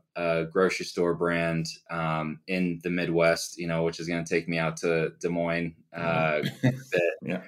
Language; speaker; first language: English; native; English